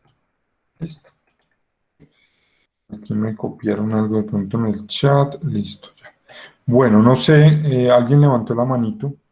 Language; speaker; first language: Spanish; native; Spanish